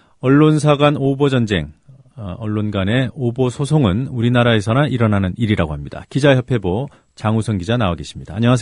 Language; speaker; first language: Korean; native; Korean